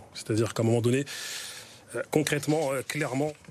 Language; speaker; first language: French; native; French